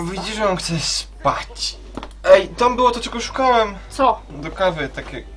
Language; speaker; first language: Polish; native; Polish